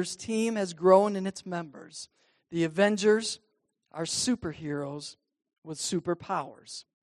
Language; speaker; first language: English; native; English